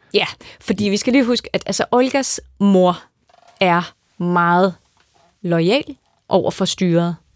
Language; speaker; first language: Danish; native; Danish